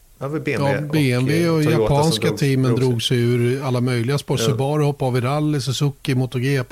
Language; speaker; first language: Swedish; native; Swedish